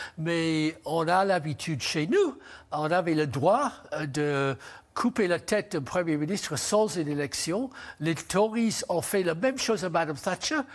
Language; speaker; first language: French; non-native, fluent; English